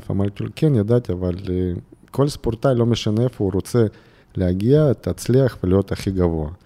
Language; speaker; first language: Hebrew; non-native, fluent; Russian